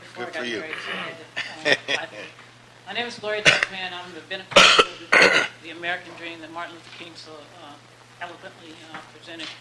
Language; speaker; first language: English; native; English